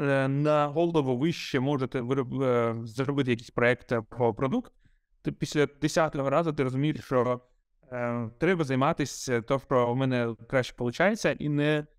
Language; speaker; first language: Ukrainian; non-native, local second language; Russian